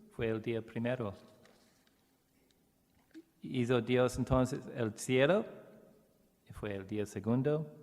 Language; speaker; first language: Spanish; non-native, learner; English